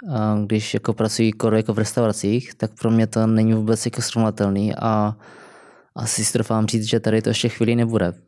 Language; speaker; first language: Czech; native; Czech